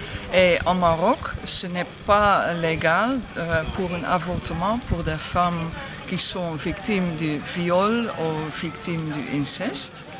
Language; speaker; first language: French; non-native, learner; Dutch